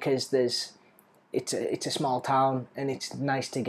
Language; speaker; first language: English; native; English